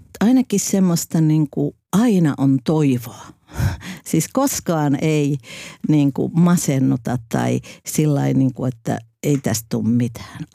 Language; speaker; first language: Finnish; native; Finnish